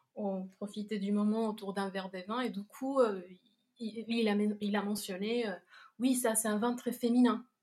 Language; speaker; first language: French; non-native, fluent; Spanish